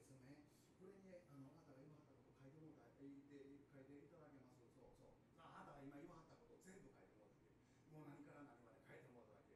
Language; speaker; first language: Japanese; native; Japanese